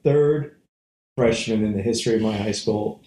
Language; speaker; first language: English; native; English